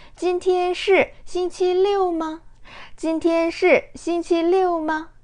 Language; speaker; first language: Chinese; non-native, fluent; Korean